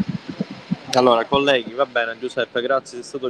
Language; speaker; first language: Italian; native; Italian